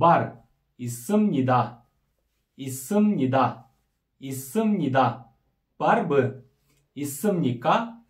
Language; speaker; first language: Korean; non-native, fluent; Kyrgyz